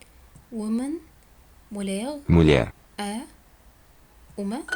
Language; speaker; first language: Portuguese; non-native, learner; Arabic